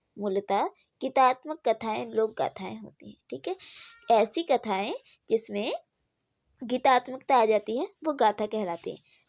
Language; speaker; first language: Hindi; native; Hindi